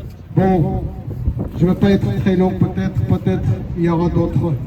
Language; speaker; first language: French; non-native, learner; Kurdish